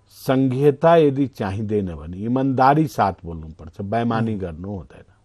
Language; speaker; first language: Nepali; non-native, local second language; Maithili